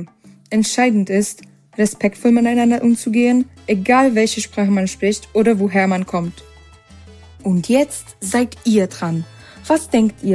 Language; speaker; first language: German; native; German